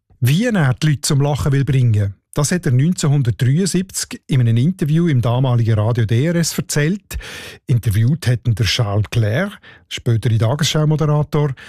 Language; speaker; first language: German; native; German